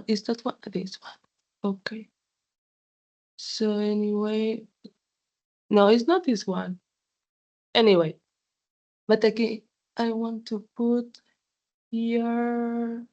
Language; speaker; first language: English; non-native, fluent; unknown